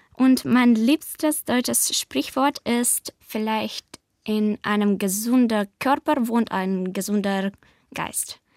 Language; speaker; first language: German; non-native, learner; Ukrainian